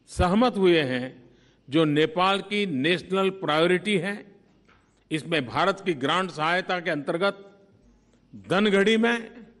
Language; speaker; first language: Hindi; native; Hindi